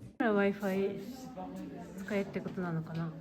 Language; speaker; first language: Japanese; native; Japanese